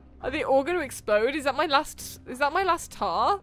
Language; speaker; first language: English; native; English